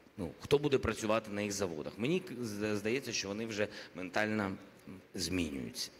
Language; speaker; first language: Ukrainian; non-native, local second language; Russian